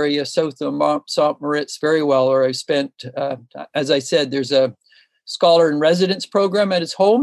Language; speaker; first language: English; native; English